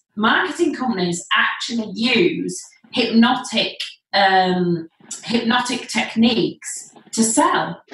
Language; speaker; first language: English; native; English